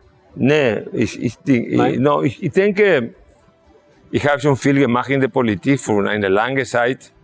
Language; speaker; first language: German; non-native, fluent; Spanish